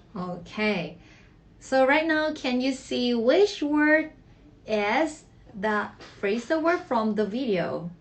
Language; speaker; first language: English; non-native, fluent; Thai